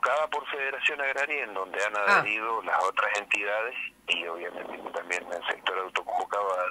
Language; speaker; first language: Spanish; native; Spanish